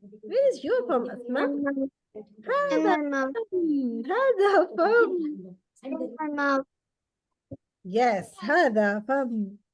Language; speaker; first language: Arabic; non-native, fluent; Urdu